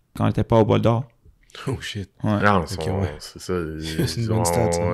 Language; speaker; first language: French; native; French